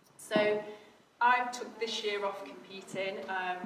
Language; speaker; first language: English; native; English